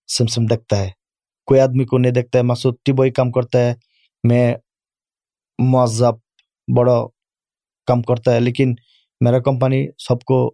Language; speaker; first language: Urdu; non-native, learner; Bangla